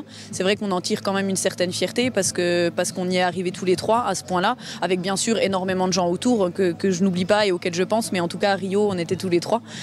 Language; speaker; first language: French; native; French